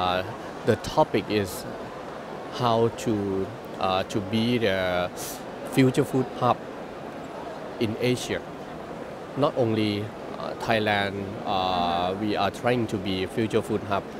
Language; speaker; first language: English; non-native, learner; Thai